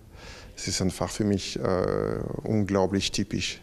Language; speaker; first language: German; non-native, fluent; French